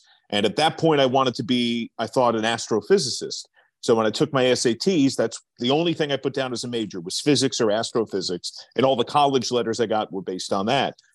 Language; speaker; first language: English; native; English